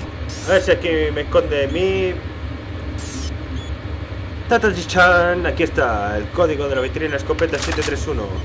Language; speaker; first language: Spanish; native; Spanish